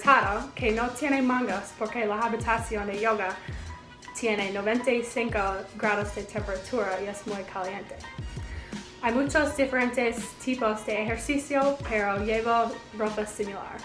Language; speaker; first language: Spanish; non-native, learner; English